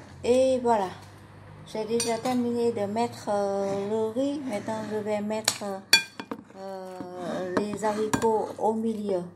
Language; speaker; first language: French; non-native, learner; Vietnamese